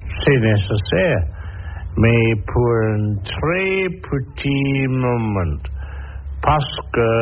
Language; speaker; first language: French; non-native, learner; English